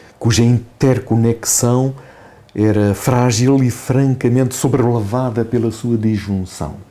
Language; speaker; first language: Portuguese; native; Portuguese